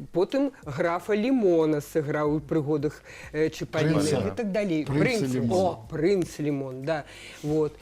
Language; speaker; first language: Belarusian; native; Belarusian